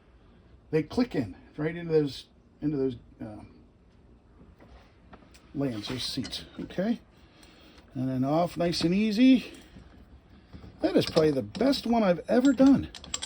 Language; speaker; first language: English; native; English